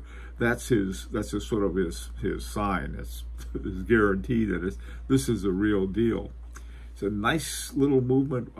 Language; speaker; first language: English; native; English